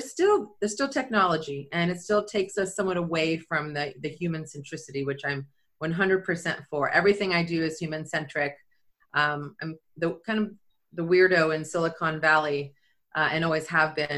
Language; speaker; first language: English; native; English